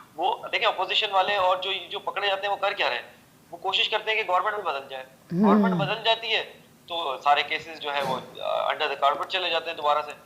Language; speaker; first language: Urdu; native; Urdu